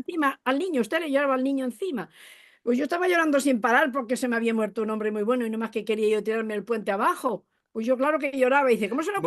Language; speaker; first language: Spanish; native; Spanish